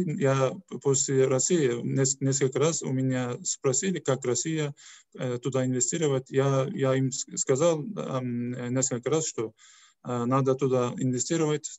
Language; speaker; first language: Russian; non-native, fluent; Turkish